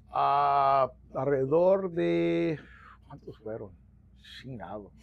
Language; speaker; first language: Spanish; early bilingual, heritage; Spanish